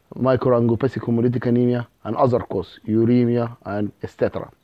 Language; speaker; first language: English; non-native, fluent; Arabic